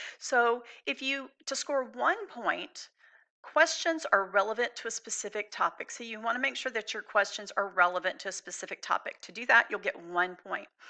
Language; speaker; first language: English; native; English